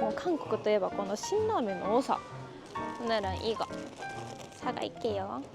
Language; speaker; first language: Korean; non-native, fluent; Japanese